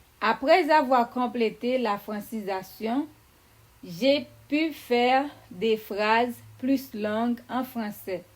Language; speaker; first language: French; non-native, fluent; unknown